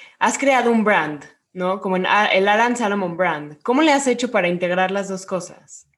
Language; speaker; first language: Spanish; native; Spanish